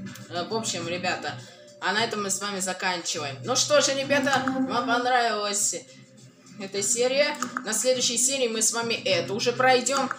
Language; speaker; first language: Russian; native; Russian